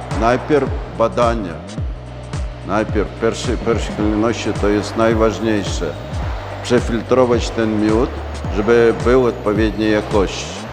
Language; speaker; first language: Polish; non-native, learner; Ukrainian